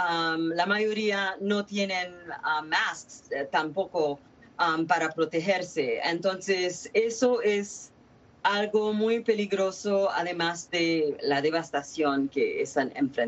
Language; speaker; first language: Spanish; non-native, fluent; Haitian Creole